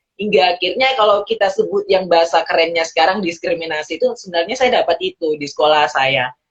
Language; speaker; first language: Indonesian; early bilingual, heritage; Indonesian